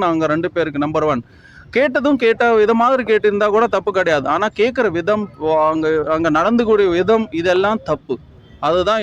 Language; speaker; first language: Tamil; native; Tamil